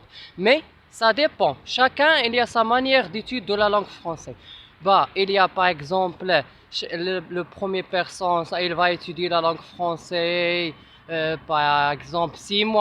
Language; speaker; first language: French; non-native, local second language; Arabic